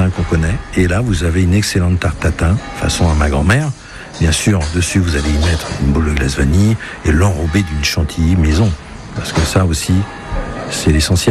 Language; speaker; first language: French; native; French